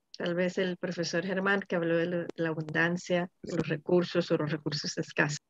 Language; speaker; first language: Spanish; native; Spanish